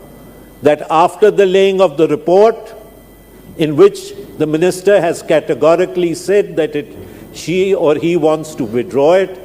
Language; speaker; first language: English; non-native, local second language; Urdu